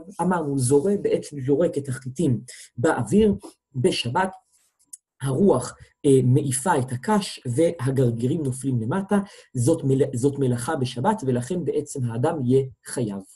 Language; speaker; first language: Hebrew; native; Hebrew